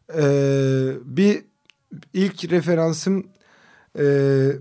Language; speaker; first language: Turkish; non-native, local second language; Kurdish